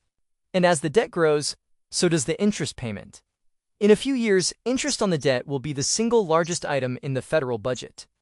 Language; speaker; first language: English; native; English